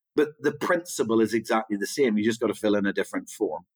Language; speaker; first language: English; native; English